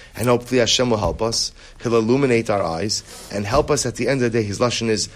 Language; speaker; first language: English; native; English